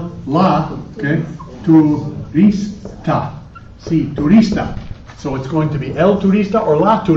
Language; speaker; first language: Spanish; non-native, fluent; English